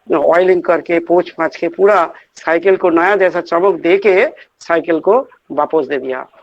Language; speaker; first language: Hindi; non-native, local second language; Bangla